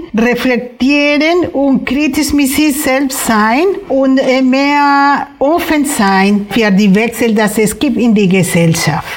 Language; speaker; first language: German; non-native, fluent; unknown